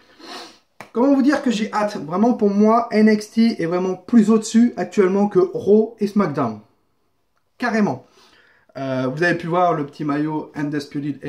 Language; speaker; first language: French; native; French